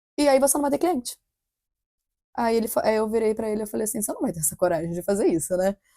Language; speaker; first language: Portuguese; native; Portuguese